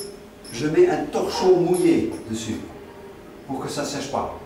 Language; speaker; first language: French; non-native, fluent; Dutch